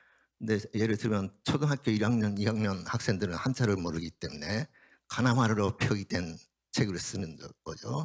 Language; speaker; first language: Korean; non-native, fluent; Japanese